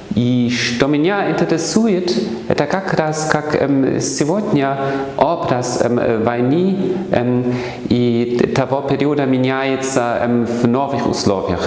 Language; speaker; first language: Russian; non-native, fluent; German